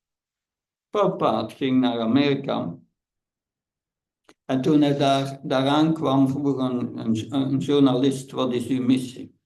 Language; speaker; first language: Dutch; non-native, fluent; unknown